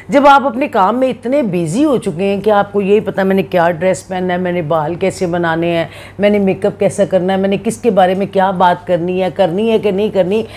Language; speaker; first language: Urdu; non-native, local second language; Punjabi